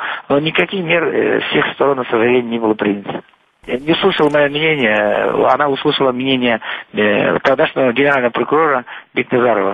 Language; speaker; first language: Russian; non-native, local second language; Kyrgyz